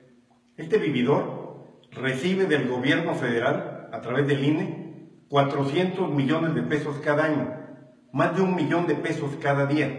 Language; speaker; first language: Spanish; native; Spanish